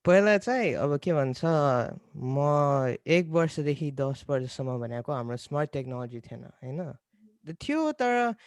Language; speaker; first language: Nepali; early bilingual, other home language; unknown